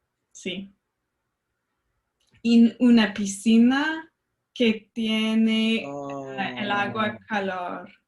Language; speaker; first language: Spanish; non-native, learner; French